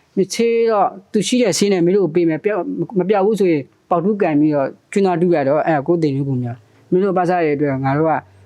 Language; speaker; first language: Burmese; non-native, local second language; Karen languages